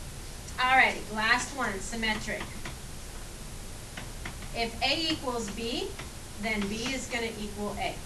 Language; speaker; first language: English; native; English